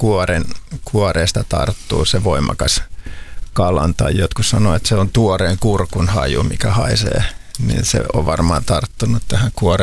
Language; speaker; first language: Finnish; native; Finnish